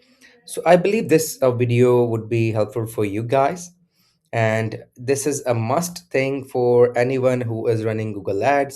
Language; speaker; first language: English; non-native, local second language; Urdu